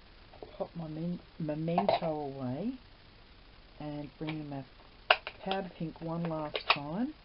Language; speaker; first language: English; native; English